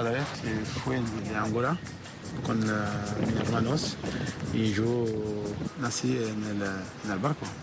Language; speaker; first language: Spanish; non-native, learner; French